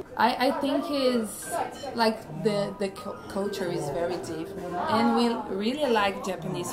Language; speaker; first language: English; non-native, fluent; Portuguese